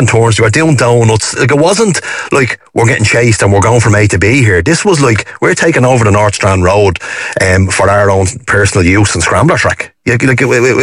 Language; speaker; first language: English; native; English